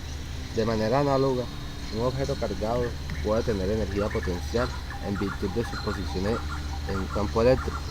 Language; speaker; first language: Spanish; native; Spanish